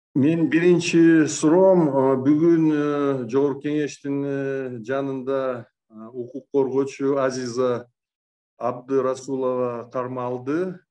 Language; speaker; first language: Kyrgyz; native; Kyrgyz